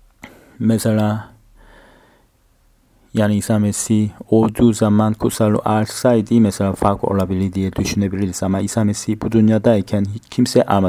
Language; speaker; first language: Turkish; non-native, fluent; Korean